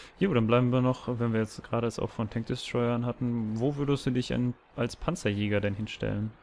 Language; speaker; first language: German; native; German